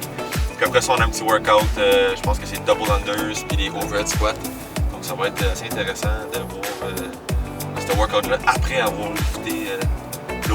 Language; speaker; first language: French; native; French